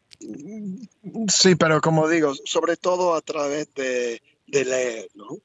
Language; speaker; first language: Spanish; non-native, fluent; English